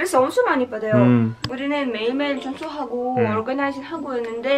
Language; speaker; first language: Korean; non-native, fluent; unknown